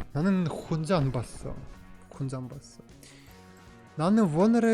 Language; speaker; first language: Korean; non-native, learner; Russian